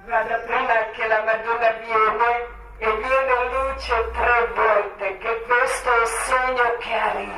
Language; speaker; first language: Italian; non-native, learner; Croatian